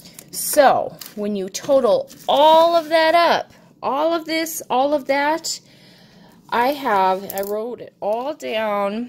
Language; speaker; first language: English; native; English